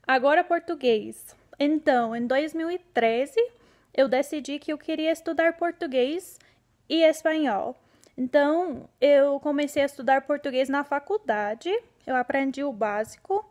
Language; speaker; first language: Portuguese; non-native, fluent; English